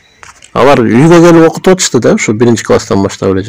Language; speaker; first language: Kyrgyz; native; Kyrgyz